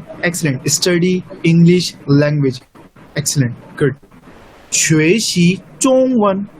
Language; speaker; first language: English; non-native, local second language; Urdu